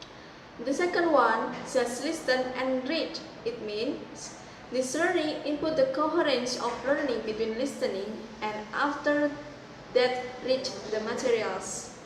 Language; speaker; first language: English; non-native, learner; Indonesian